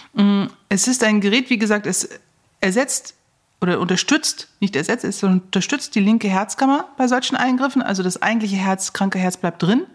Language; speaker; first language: German; native; German